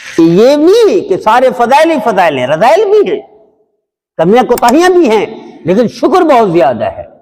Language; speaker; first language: Urdu; non-native, local second language; Punjabi